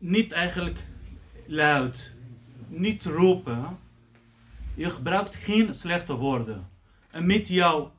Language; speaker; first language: Dutch; non-native, fluent; Arabic